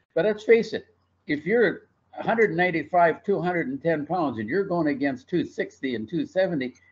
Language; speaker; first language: English; native; English